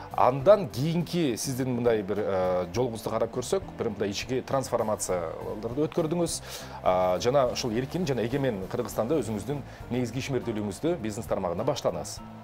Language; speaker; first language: Kyrgyz; native; Kyrgyz